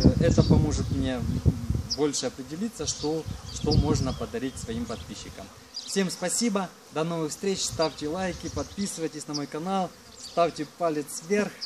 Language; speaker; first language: Russian; non-native, local second language; Ukrainian